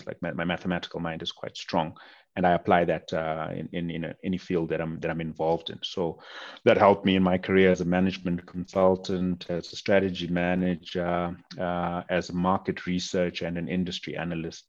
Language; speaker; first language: English; non-native, local second language; North Ndebele